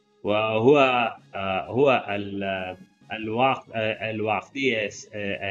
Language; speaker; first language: Arabic; non-native, learner; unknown